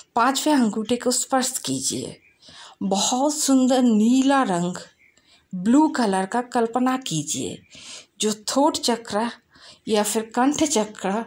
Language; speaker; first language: Hindi; non-native, local second language; Bangla